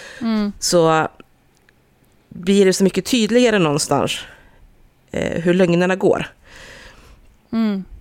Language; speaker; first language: Swedish; native; Swedish